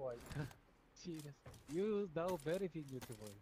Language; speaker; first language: English; non-native, learner; Korean